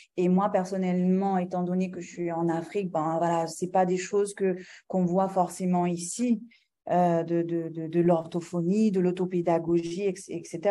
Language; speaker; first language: French; non-native, local second language; Arabic